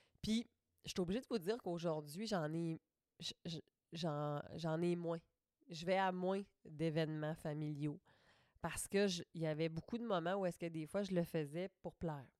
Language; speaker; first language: French; native; French